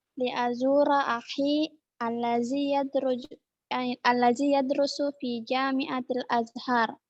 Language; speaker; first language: Arabic; non-native, learner; Indonesian